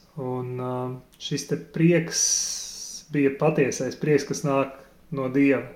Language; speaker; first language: Latvian; native; Latvian